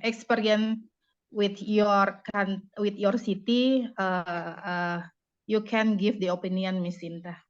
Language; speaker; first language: English; non-native, learner; Indonesian